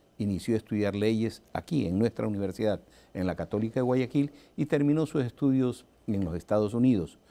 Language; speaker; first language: Spanish; native; Spanish